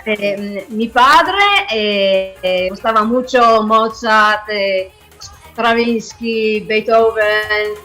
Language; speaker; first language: Spanish; non-native, learner; English